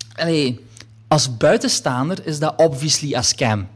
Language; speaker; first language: Dutch; early bilingual, other home language; Polish